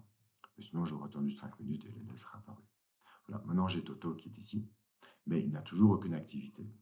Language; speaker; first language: French; native; French